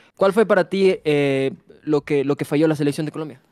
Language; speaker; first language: Spanish; native; Spanish